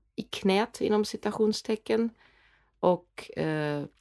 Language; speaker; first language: Swedish; non-native, fluent; German